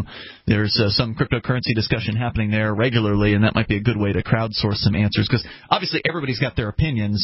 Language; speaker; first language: English; native; English